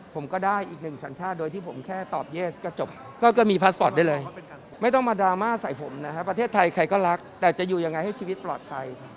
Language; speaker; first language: Thai; native; Thai